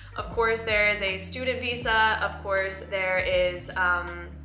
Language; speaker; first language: English; native; English